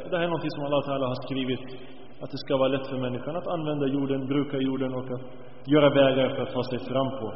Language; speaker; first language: Swedish; early bilingual, other home language; Arabic